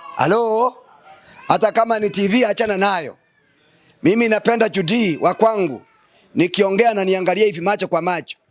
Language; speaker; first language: Swahili; non-native, local second language; Gusii